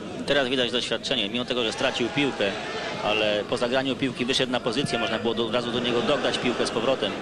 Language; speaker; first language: Polish; native; Polish